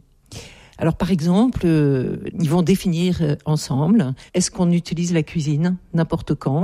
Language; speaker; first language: French; native; French